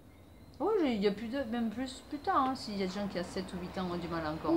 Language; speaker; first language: French; native; French